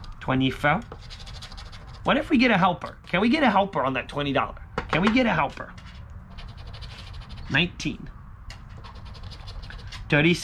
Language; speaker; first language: English; native; English